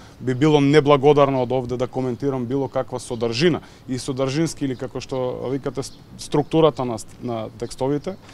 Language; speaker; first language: Macedonian; native; Macedonian